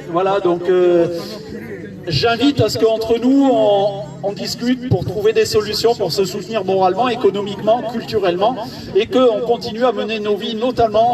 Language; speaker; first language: French; native; French